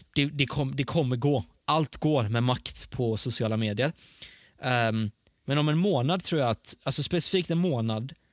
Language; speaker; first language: Swedish; early bilingual, other home language; Persian